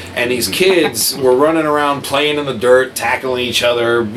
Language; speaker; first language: English; native; English